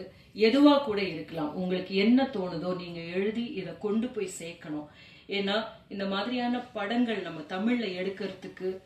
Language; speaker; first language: Tamil; native; Tamil